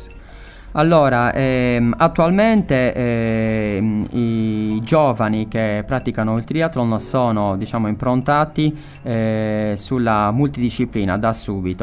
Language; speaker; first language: Italian; native; Italian